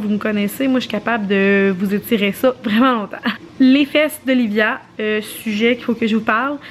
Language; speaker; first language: French; native; French